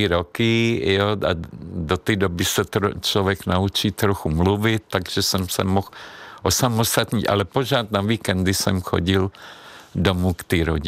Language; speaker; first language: Czech; non-native, fluent; Hungarian